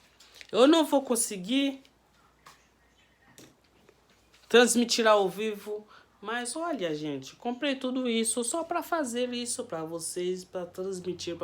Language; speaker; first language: Portuguese; non-native, learner; Haitian Creole